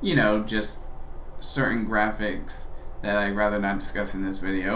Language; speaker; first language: English; native; English